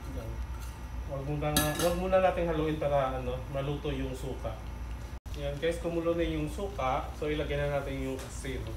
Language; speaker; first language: Filipino; non-native, local second language; Hiligaynon